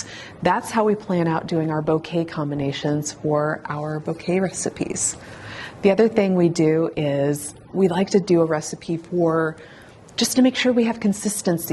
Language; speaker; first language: English; native; English